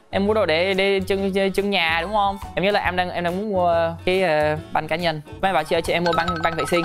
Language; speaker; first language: Vietnamese; early bilingual, heritage; Vietnamese